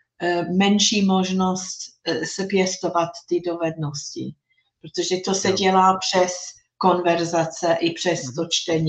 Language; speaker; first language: Czech; non-native, fluent; English